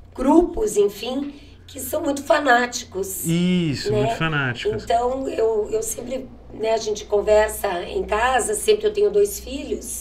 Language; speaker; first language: Portuguese; native; Portuguese